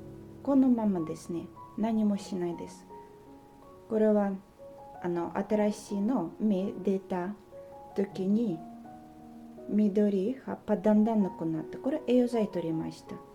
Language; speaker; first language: Japanese; non-native, learner; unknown